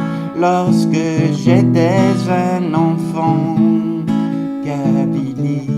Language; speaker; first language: French; non-native, local second language; Kabyle